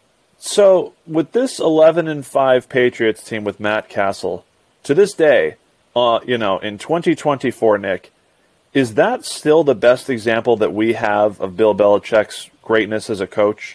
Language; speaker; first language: English; native; English